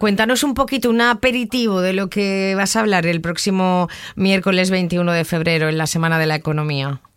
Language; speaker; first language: Spanish; native; Spanish